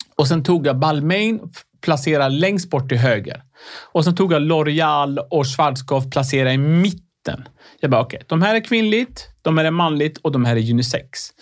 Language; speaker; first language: Swedish; early bilingual, other home language; Arabic